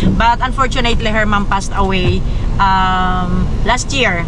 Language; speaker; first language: English; non-native, local second language; Filipino